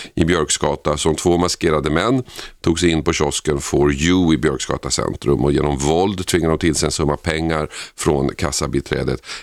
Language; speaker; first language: Swedish; native; Swedish